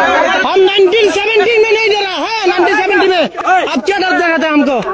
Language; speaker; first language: Hindi; non-native, learner; Bangla